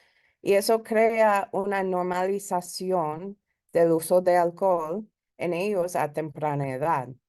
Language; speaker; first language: Spanish; early bilingual, heritage; Spanish